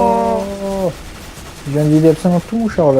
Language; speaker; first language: French; native; French